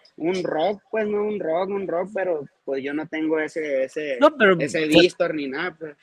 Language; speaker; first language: Spanish; non-native, local second language; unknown